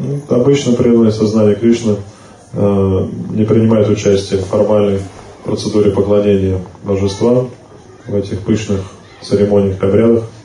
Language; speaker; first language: Russian; native; Russian